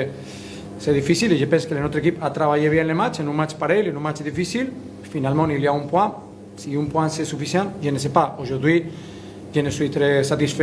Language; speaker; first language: French; non-native, learner; Spanish